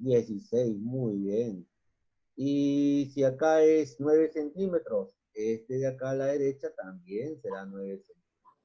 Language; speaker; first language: Spanish; native; Spanish